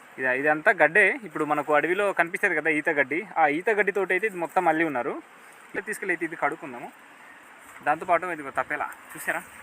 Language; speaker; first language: Telugu; non-native, local second language; Odia